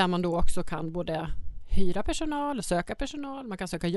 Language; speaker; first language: Swedish; native; Swedish